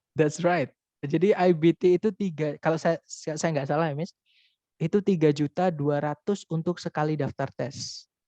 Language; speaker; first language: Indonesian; non-native, local second language; Javanese